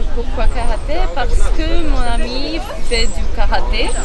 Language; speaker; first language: French; non-native, learner; Ukrainian